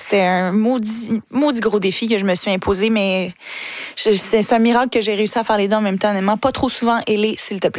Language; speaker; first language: French; native; French